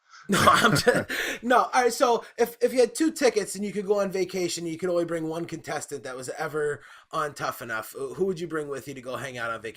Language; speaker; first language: English; native; English